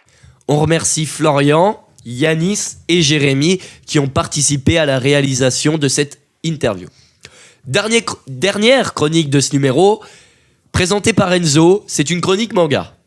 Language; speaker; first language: French; native; French